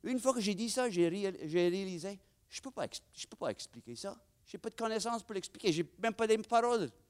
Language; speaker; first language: French; non-native, fluent; English